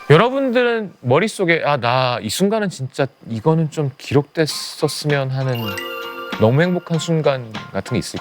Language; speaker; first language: Korean; native; Korean